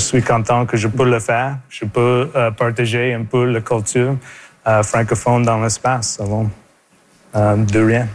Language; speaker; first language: French; non-native, local second language; English